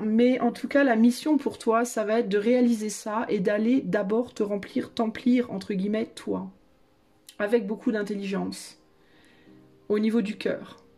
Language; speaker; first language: French; native; French